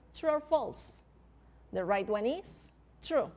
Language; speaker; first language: English; non-native, fluent; Spanish